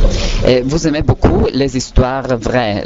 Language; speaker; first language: French; non-native, learner; Italian